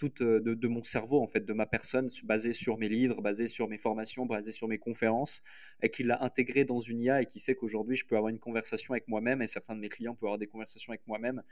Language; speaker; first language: French; native; French